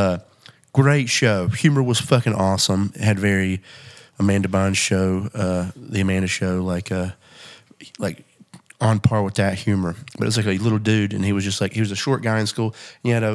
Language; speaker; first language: English; native; English